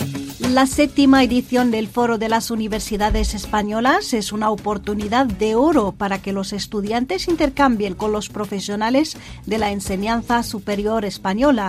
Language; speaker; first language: Spanish; non-native, fluent; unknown